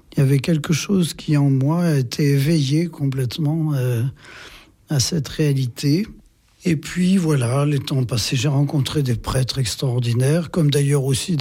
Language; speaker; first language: French; native; French